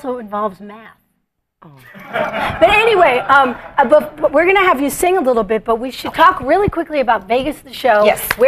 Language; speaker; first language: English; native; English